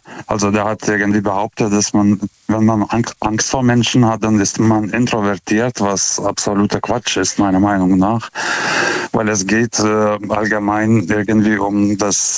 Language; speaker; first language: German; native; German